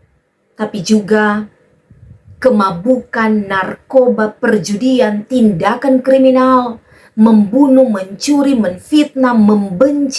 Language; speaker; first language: Indonesian; native; Indonesian